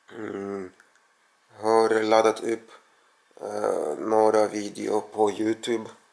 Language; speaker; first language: Swedish; non-native, fluent; Russian